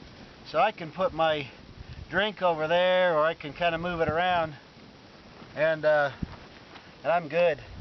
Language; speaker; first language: English; native; English